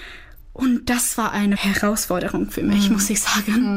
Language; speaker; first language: German; non-native, fluent; Czech